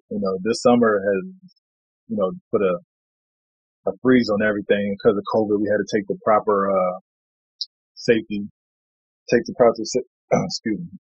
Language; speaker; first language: English; native; English